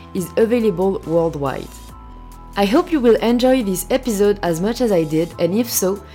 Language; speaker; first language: English; non-native, fluent; French